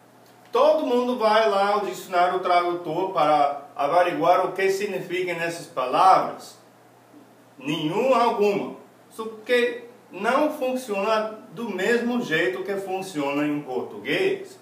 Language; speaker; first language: Portuguese; non-native, fluent; English